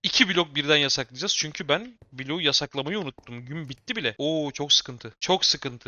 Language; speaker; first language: Turkish; native; Turkish